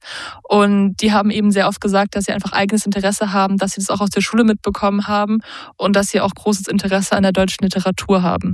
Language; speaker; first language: German; native; German